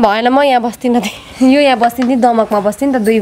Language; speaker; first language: Nepali; native; Nepali